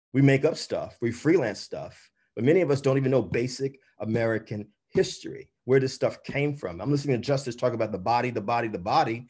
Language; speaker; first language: English; native; English